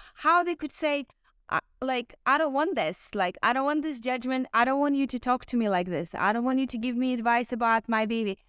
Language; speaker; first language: English; non-native, fluent; Ukrainian